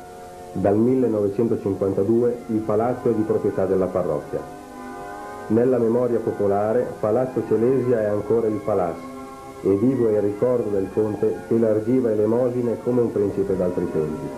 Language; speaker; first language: Italian; native; Italian